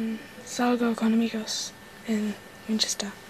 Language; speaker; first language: Spanish; non-native, learner; English